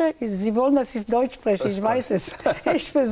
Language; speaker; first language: German; early bilingual, heritage; German